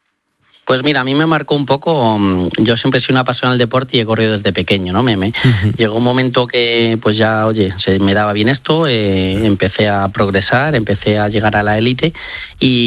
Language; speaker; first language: Spanish; native; Spanish